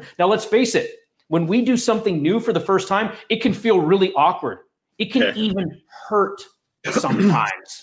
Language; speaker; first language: English; native; English